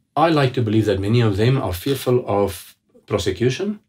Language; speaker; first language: English; non-native, local second language; Afrikaans